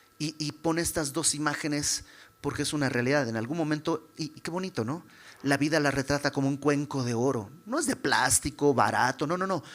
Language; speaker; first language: Spanish; native; Spanish